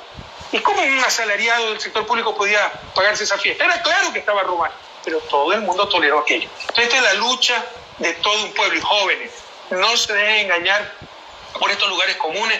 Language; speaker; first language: Spanish; native; Spanish